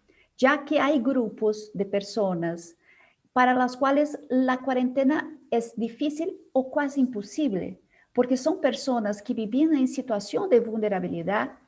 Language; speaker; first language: Spanish; non-native, fluent; Portuguese